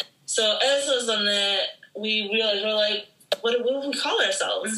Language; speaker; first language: English; early bilingual, other home language; Spanish